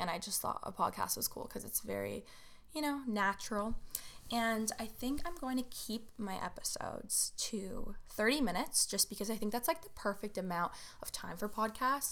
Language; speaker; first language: English; native; English